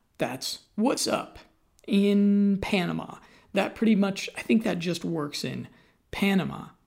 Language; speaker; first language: English; native; English